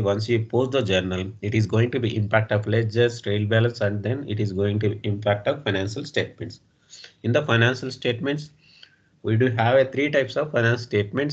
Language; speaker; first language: English; non-native, local second language; Telugu